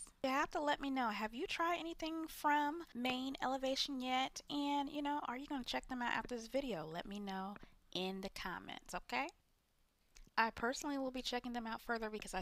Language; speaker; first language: English; native; English